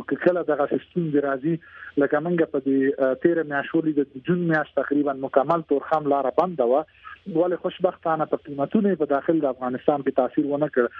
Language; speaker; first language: Pashto; native; Pashto